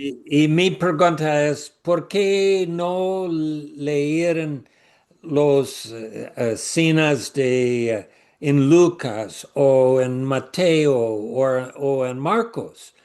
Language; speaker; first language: Spanish; non-native, learner; English